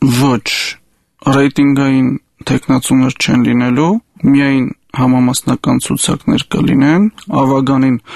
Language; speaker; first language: Armenian; native; Armenian